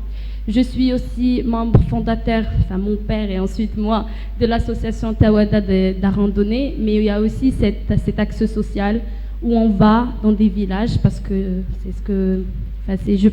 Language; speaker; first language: French; non-native, local second language; Arabic